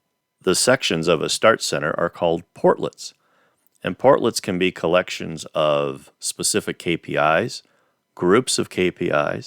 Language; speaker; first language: English; native; English